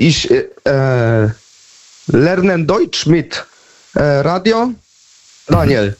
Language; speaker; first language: German; non-native, learner; Polish